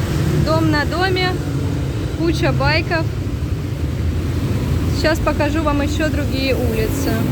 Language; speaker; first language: Russian; native; Russian